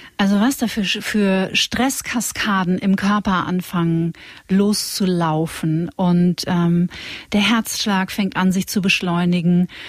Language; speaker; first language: German; native; German